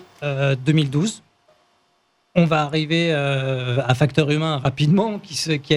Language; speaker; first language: French; native; French